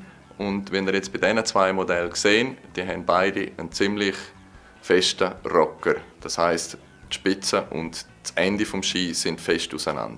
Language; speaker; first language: German; native; German